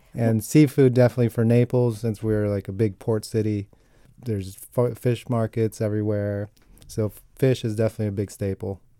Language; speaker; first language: English; non-native, fluent; Italian